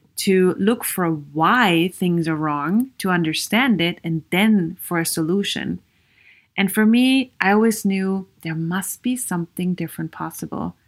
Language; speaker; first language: English; non-native, fluent; German